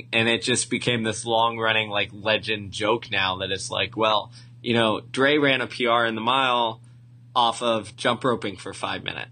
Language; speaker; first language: English; native; English